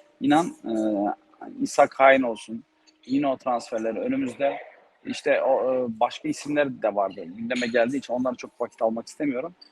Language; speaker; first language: Turkish; native; Turkish